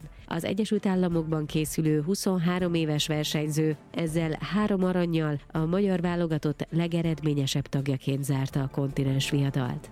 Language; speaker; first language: Hungarian; native; Hungarian